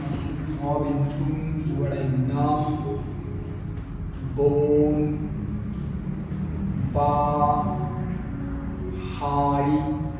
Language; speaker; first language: Vietnamese; non-native, learner; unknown